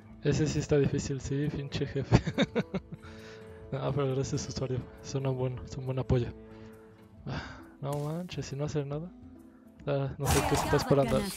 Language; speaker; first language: Spanish; native; Spanish